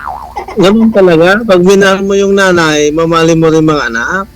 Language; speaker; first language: Filipino; non-native, local second language; Iloko